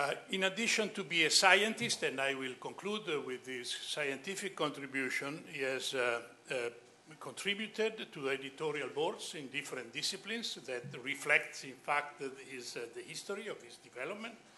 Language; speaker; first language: English; non-native, fluent; Italian